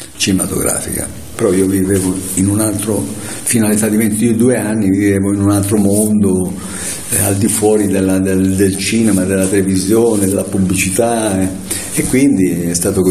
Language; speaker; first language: Italian; native; Italian